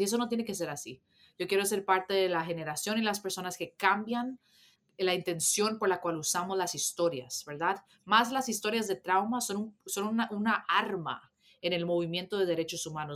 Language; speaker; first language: Spanish; early bilingual, heritage; Spanish